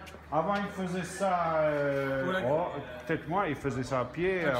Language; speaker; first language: French; non-native, fluent; Portuguese